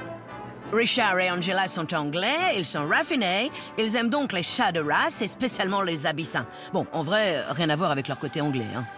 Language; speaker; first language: French; native; French